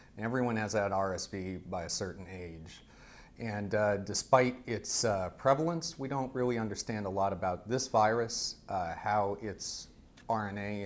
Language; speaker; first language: English; native; English